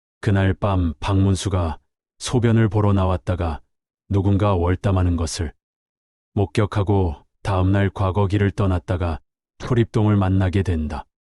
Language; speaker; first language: Korean; native; Korean